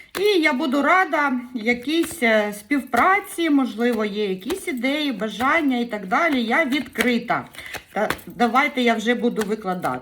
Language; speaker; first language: Ukrainian; native; Ukrainian